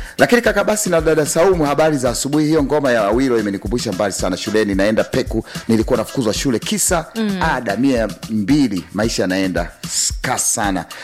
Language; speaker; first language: Swahili; native; Swahili